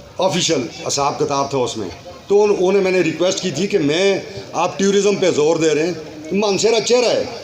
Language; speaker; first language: Urdu; non-native, local second language; Northern Hindko